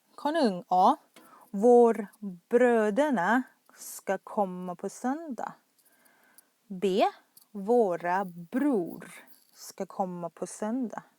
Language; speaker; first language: Swedish; non-native, fluent; Thai